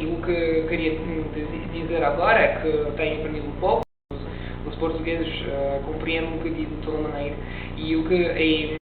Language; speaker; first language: Portuguese; non-native, learner; Italian